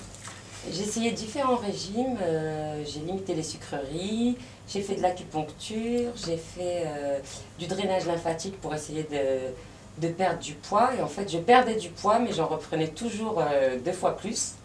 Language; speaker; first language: French; native; French